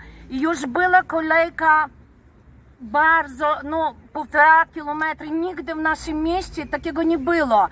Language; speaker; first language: Polish; non-native, fluent; Ukrainian